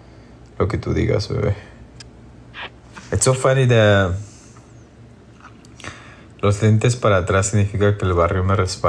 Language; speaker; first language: Spanish; early bilingual, heritage; English